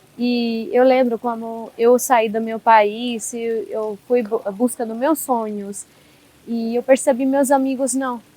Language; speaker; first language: Portuguese; non-native, learner; Hindi